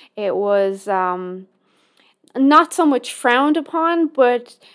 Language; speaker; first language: English; native; English